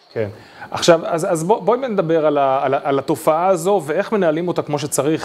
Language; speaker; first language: Hebrew; native; Hebrew